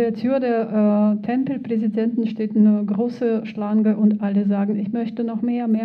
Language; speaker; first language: German; non-native, fluent; Russian